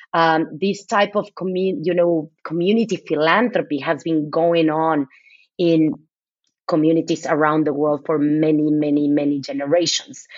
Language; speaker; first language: English; non-native, fluent; Spanish